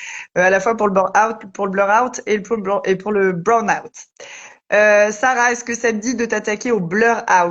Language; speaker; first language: French; native; French